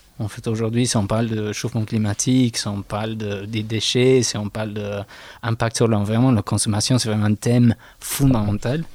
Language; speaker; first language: French; non-native, fluent; English